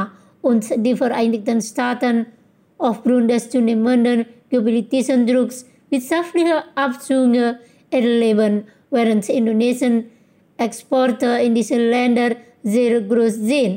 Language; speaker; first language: German; non-native, fluent; Indonesian